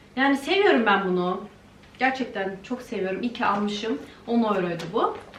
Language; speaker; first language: Turkish; early bilingual, heritage; Turkish